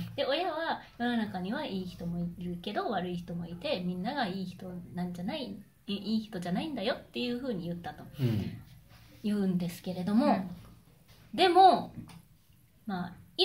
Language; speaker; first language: Japanese; native; Japanese